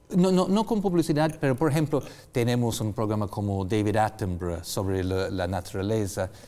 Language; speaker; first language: Spanish; non-native, fluent; English